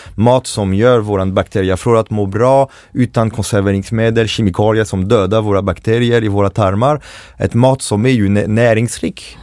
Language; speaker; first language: Swedish; non-native, fluent; French